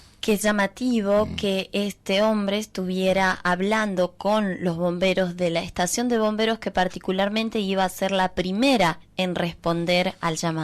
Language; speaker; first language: Spanish; native; Spanish